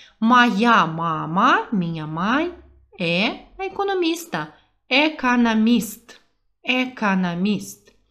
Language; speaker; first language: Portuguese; native; Portuguese